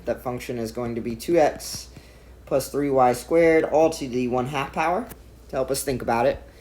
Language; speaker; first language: English; native; English